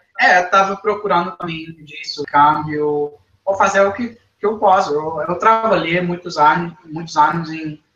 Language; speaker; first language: Portuguese; non-native, fluent; Spanish